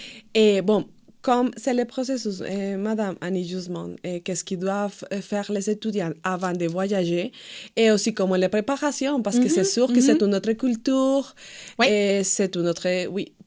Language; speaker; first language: French; non-native, fluent; Spanish